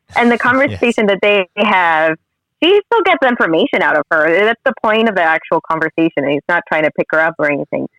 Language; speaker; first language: English; native; English